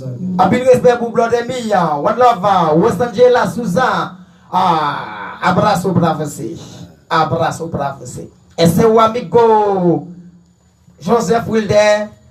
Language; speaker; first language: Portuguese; non-native, learner; Haitian Creole